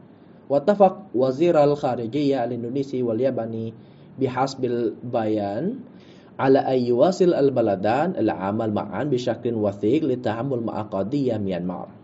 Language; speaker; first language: Arabic; non-native, fluent; Indonesian